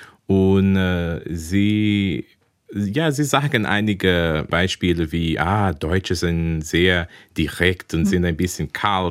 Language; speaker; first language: German; early bilingual, heritage; German